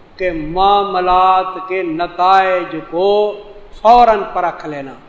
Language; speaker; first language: Urdu; non-native, local second language; Saraiki